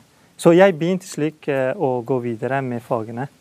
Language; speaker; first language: Norwegian; non-native, learner; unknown